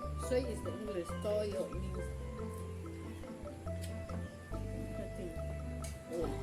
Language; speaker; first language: English; non-native, local second language; Filipino